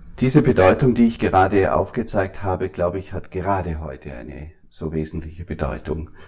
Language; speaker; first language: German; native; German